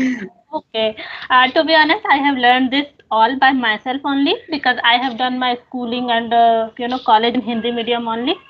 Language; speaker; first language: English; non-native, local second language; Hindi